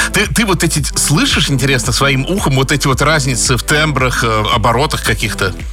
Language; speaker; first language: Russian; native; Russian